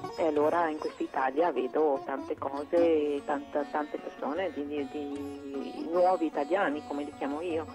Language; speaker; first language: Italian; non-native, fluent; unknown